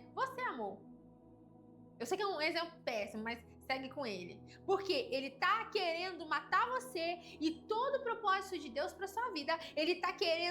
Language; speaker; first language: Portuguese; native; Portuguese